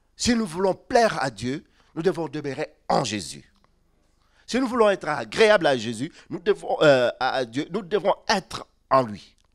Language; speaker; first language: French; non-native, local second language; Lingala